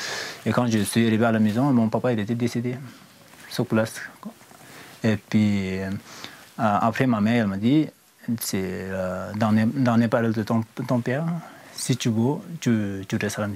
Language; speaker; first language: French; non-native, fluent; Sherpa